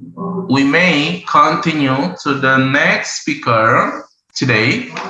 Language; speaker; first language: English; non-native, learner; Indonesian